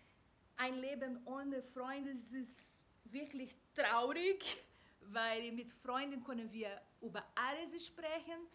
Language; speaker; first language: German; non-native, fluent; Portuguese